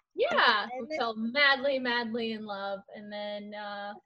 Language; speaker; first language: English; early bilingual, other home language; Korean